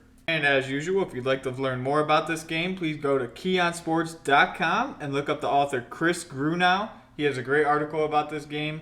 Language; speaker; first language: English; native; English